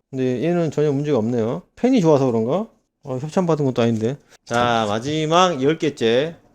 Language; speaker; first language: Korean; native; Korean